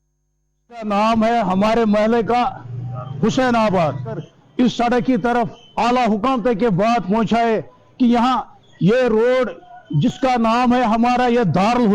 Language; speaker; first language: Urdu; non-native, local second language; Kashmiri